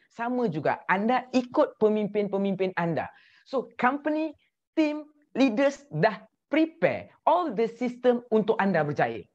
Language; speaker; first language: Malay; native; Malay